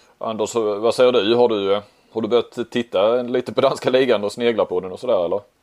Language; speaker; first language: Swedish; native; Swedish